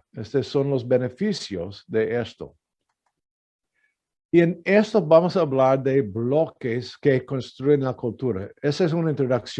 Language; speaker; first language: Spanish; non-native, fluent; English